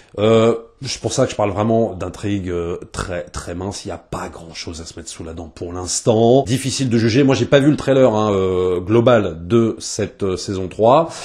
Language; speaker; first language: French; native; French